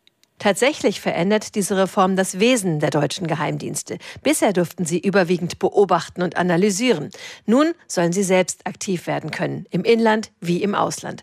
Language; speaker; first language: German; native; German